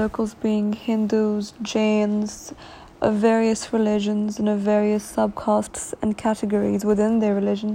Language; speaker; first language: English; non-native, local second language; Urdu